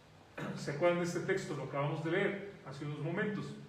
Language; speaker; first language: Spanish; native; Spanish